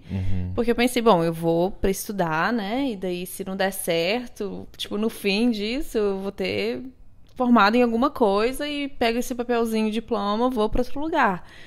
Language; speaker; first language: Portuguese; early bilingual, heritage; Portuguese